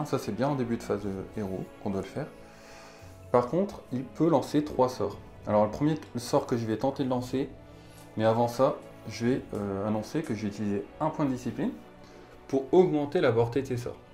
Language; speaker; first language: French; native; French